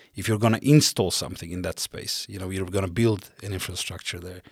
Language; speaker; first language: English; non-native, fluent; Turkish